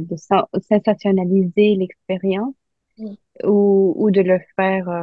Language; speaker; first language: French; non-native, local second language; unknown